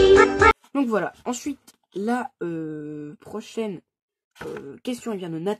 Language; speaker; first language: French; native; French